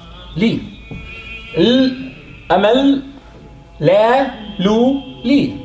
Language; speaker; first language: Arabic; non-native, learner; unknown